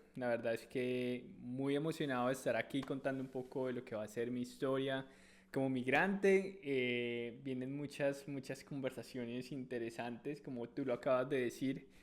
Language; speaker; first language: Spanish; native; Spanish